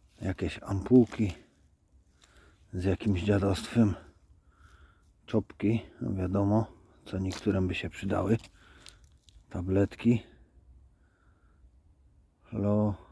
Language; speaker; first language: Polish; native; Polish